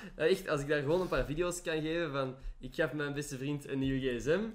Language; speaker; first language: Dutch; native; Dutch